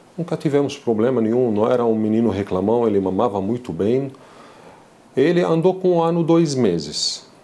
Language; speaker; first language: Portuguese; non-native, fluent; Arabic